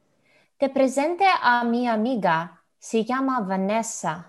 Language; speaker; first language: Spanish; non-native, learner; Russian